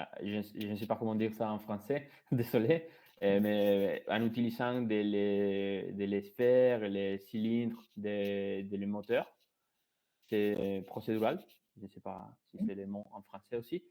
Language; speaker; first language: French; non-native, fluent; Spanish